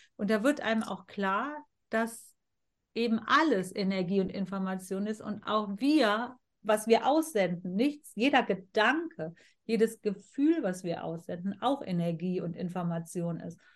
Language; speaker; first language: German; native; German